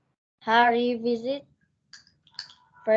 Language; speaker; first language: English; non-native, learner; Vietnamese